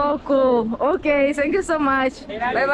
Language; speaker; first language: English; non-native, fluent; Russian